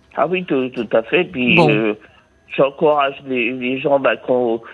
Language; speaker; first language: French; native; French